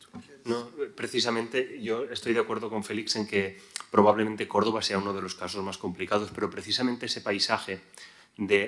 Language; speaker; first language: Spanish; native; Spanish